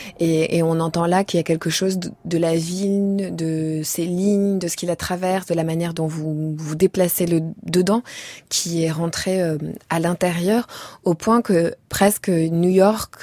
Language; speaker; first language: French; native; French